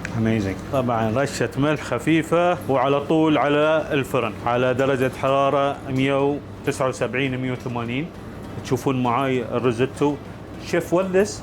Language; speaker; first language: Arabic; native; Arabic